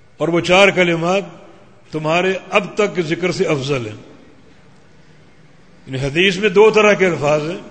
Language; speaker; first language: Urdu; native; Urdu